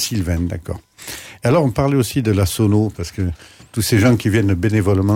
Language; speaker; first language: French; native; French